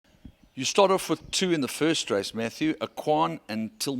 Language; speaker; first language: English; native; English